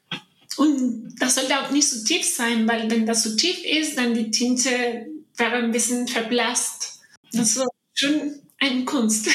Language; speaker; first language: German; non-native, learner; Spanish